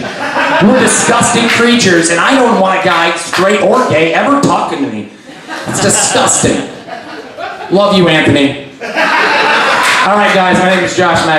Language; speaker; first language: English; native; English